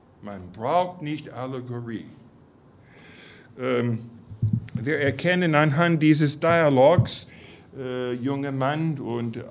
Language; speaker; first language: German; non-native, fluent; English